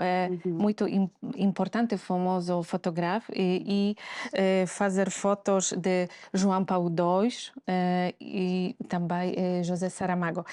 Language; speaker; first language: Portuguese; non-native, fluent; Polish